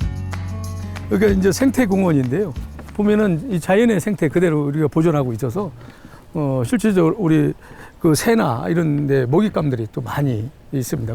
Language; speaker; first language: Korean; native; Korean